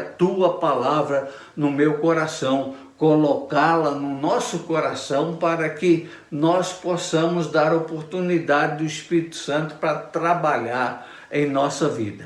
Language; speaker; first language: Portuguese; native; Portuguese